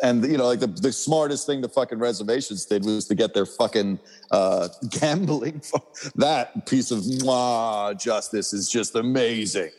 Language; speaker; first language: English; native; English